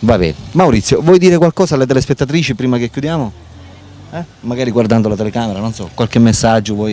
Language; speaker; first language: Italian; native; Italian